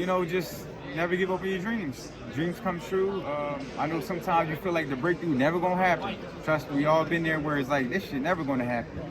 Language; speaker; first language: English; native; English